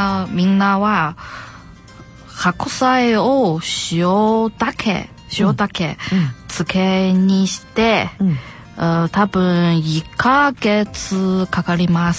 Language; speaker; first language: Japanese; non-native, learner; Chinese